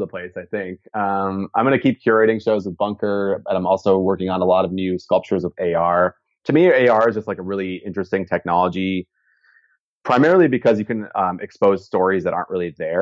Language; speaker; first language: English; native; English